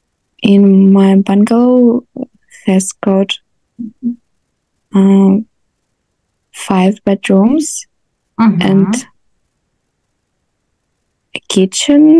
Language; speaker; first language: English; non-native, learner; Russian